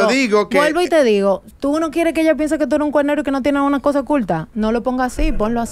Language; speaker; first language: Spanish; native; Spanish